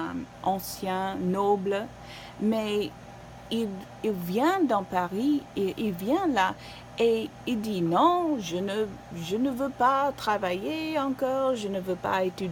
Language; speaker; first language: French; non-native, learner; English